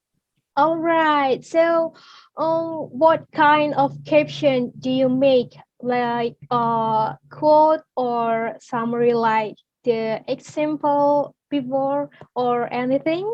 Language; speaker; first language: English; non-native, learner; Indonesian